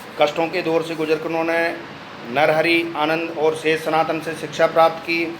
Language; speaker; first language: Hindi; native; Hindi